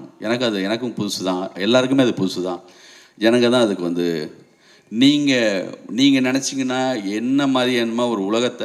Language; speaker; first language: Tamil; native; Tamil